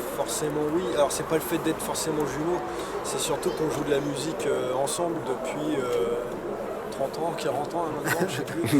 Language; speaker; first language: French; native; French